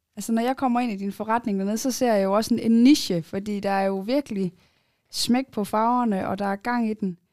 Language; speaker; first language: Danish; native; Danish